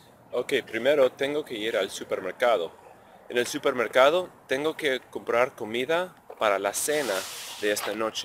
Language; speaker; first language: Spanish; non-native, fluent; English